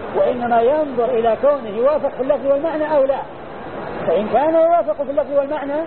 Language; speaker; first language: Arabic; native; Arabic